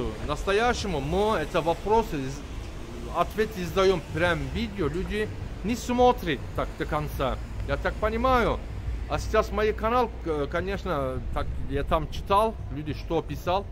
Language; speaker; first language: Russian; non-native, learner; Turkish